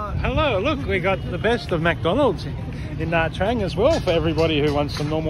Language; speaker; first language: English; native; English